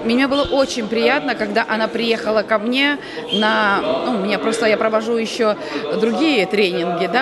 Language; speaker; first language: Polish; non-native, learner; Russian